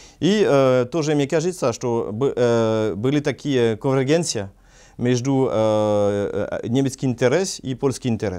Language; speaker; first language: Russian; non-native, learner; French